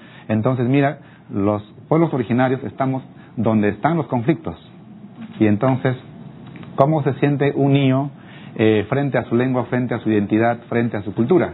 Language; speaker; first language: Spanish; non-native, local second language; Aymara